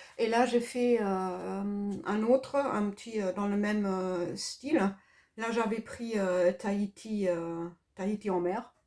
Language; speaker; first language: French; non-native, fluent; German